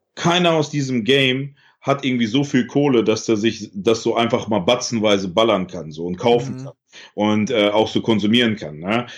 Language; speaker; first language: German; early bilingual, other home language; Russian